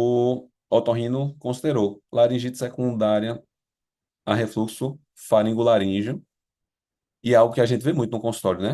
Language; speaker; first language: Portuguese; native; Portuguese